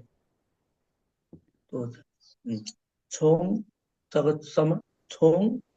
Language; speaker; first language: Chinese; non-native, learner; Nepali